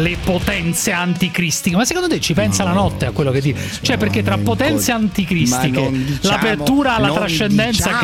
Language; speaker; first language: Italian; native; Italian